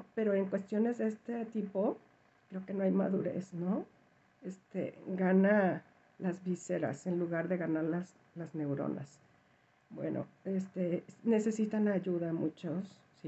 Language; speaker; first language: Spanish; native; Spanish